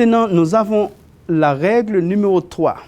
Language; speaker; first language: French; non-native, fluent; Spanish